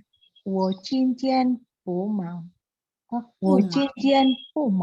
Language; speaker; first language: Chinese; non-native, learner; Indonesian